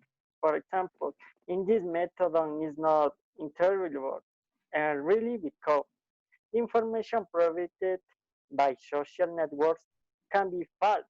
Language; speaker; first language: English; non-native, learner; Spanish